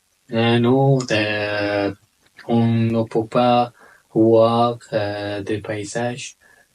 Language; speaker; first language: French; non-native, learner; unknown